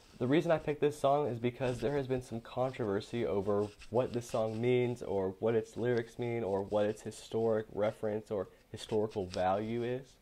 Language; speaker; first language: English; native; English